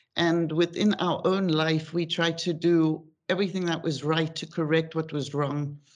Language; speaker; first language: English; native; English